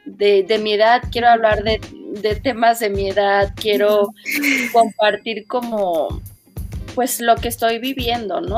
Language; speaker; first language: Spanish; native; Spanish